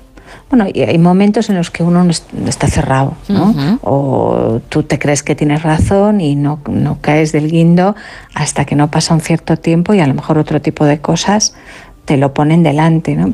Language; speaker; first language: Spanish; native; Spanish